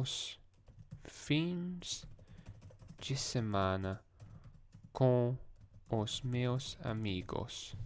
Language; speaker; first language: Portuguese; non-native, learner; English